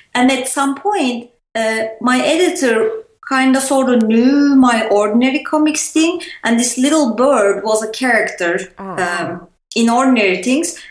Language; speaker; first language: English; non-native, fluent; Turkish